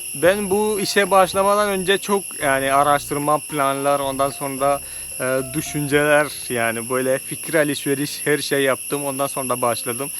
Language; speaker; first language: Turkish; non-native, fluent; Malayalam